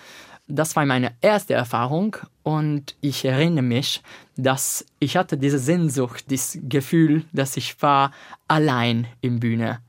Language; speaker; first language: German; non-native, learner; Italian